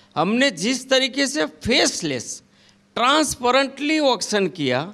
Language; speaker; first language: Hindi; non-native, local second language; Gujarati